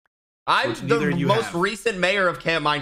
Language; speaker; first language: English; native; English